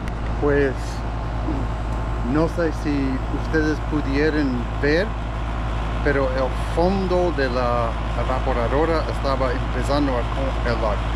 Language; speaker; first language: Spanish; non-native, fluent; English